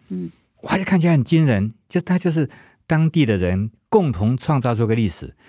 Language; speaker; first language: Chinese; non-native, local second language; Hakka Chinese